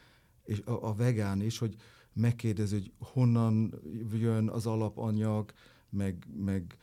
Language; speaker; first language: Hungarian; non-native, fluent; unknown